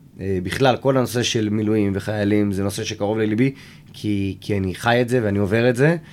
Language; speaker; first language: Hebrew; native; Hebrew